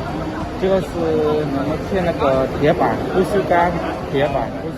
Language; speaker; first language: Chinese; early bilingual, heritage; Chinese